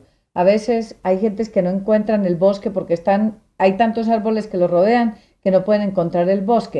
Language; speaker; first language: Spanish; native; Spanish